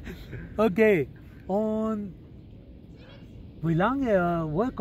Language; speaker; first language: German; non-native, learner; Urdu